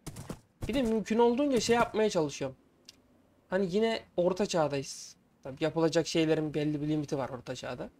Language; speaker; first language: Turkish; native; Turkish